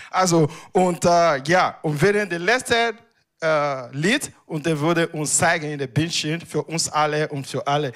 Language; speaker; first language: German; non-native, learner; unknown